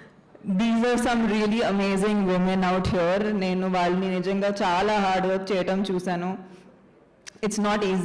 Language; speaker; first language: Telugu; non-native, fluent; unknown